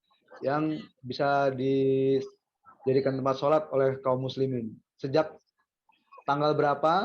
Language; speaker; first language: Indonesian; native; Indonesian